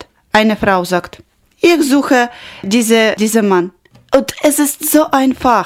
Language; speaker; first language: German; non-native, learner; Ukrainian